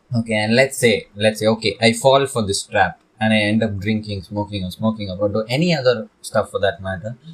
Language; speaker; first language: English; non-native, local second language; Tamil